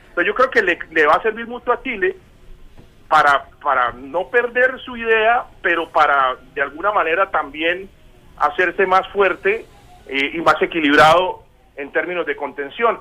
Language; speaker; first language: Spanish; native; Spanish